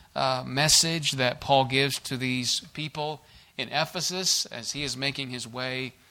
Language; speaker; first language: English; native; English